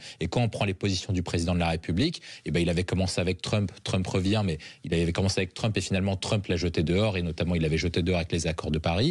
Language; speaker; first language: French; native; French